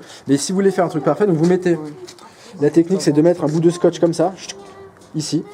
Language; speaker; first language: French; native; French